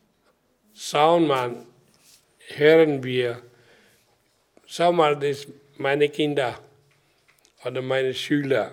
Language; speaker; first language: German; non-native, learner; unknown